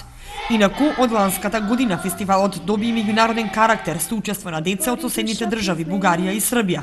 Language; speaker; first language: Macedonian; native; Macedonian